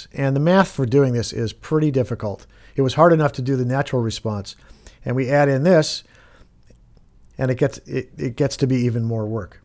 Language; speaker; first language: English; native; English